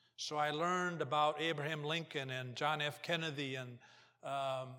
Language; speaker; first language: English; early bilingual, other home language; Portuguese